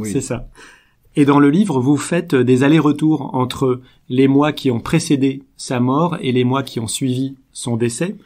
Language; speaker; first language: French; native; French